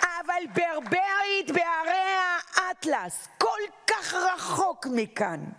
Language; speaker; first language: Hebrew; early bilingual, other home language; Arabic